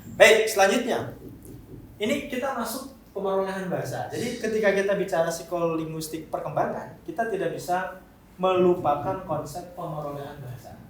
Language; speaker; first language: Indonesian; non-native, local second language; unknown